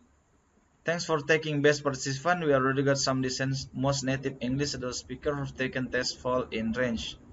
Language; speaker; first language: English; non-native, learner; Indonesian